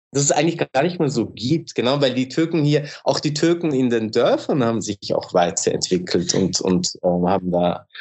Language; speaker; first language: German; early bilingual, other home language; Turkish